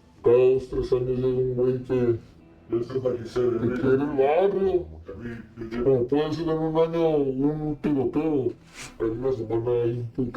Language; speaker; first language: Spanish; native; Spanish